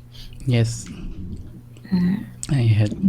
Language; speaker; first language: English; non-native, learner; Indonesian